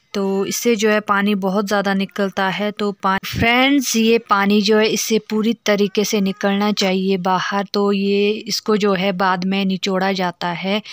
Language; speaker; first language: Hindi; non-native, local second language; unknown